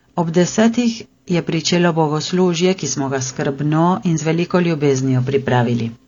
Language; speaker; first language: Slovenian; early bilingual, heritage; Slovenian